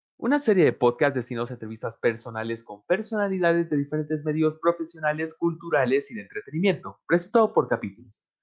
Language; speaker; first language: Spanish; native; Spanish